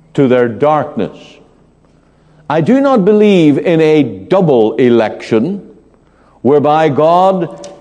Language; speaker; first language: English; native; English